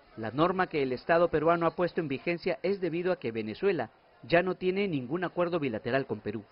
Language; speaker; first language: Spanish; native; Spanish